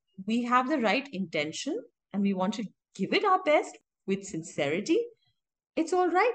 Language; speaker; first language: English; non-native, local second language; Hindi